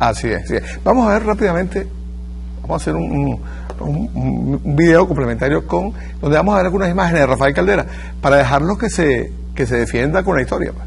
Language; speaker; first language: Spanish; native; Spanish